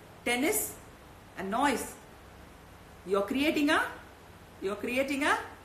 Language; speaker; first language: English; non-native, local second language; Tamil